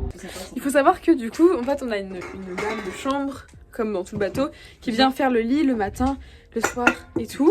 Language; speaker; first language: French; native; French